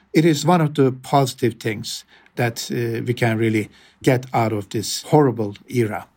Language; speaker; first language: English; non-native, fluent; Turkish